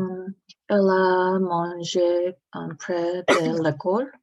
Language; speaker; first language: French; non-native, learner; English